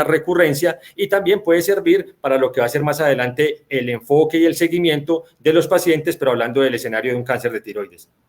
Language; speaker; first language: Spanish; native; Spanish